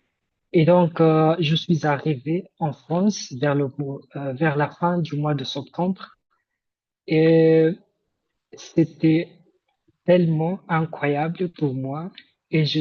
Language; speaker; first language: French; non-native, fluent; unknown